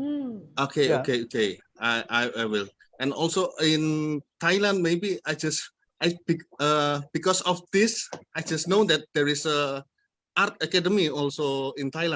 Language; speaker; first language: English; non-native, fluent; Indonesian